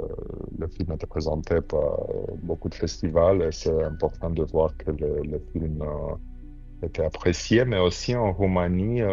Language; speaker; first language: French; non-native, fluent; Romanian